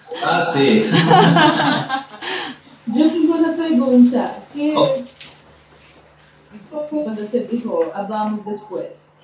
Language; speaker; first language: Spanish; non-native, learner; Czech